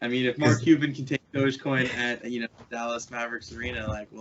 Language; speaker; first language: English; native; English